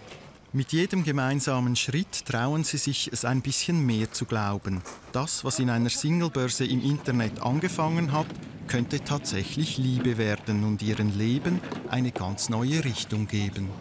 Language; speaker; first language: German; native; German